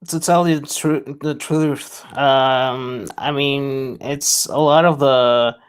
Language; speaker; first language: English; non-native, fluent; Norwegian